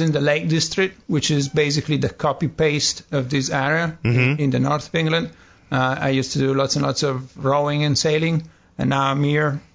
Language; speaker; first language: English; non-native, fluent; Italian